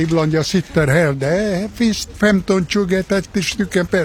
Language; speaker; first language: Swedish; non-native, learner; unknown